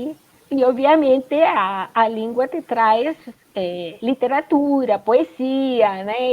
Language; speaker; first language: Portuguese; non-native, fluent; Spanish